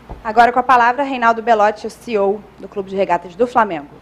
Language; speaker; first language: Portuguese; native; Portuguese